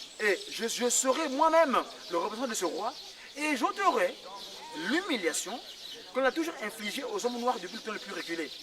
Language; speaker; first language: French; non-native, local second language; Kongo